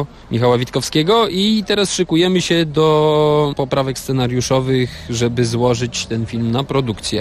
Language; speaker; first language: Polish; native; Polish